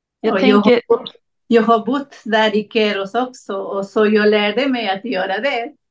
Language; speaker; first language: Swedish; non-native, learner; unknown